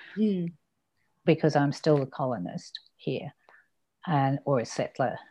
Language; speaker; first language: English; native; English